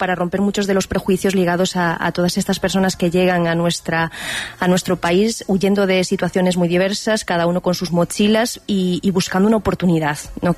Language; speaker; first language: Spanish; native; Spanish